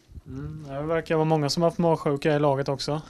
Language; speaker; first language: Swedish; native; Swedish